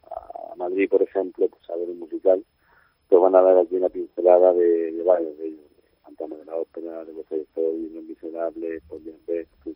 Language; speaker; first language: Spanish; native; Spanish